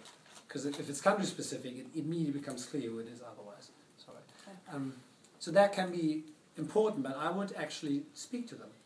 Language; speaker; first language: English; non-native, fluent; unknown